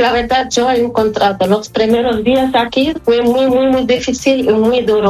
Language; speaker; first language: Spanish; non-native, fluent; Arabic